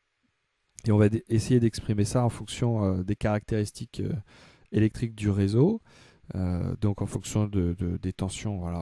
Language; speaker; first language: French; native; French